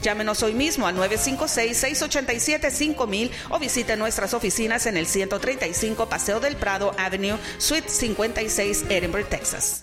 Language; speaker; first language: Spanish; native; Spanish